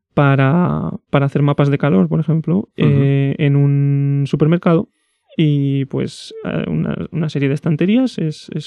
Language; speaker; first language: Spanish; native; Spanish